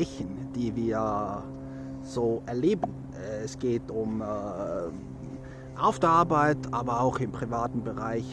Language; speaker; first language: German; non-native, fluent; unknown